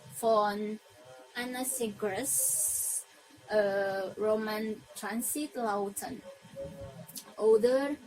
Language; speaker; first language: German; non-native, learner; Indonesian